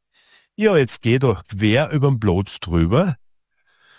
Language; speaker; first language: German; native; German